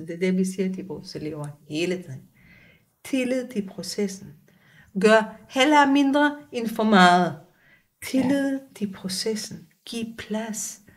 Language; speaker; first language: Danish; non-native, fluent; Hebrew